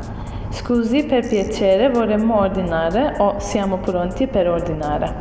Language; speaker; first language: Italian; non-native, fluent; Turkish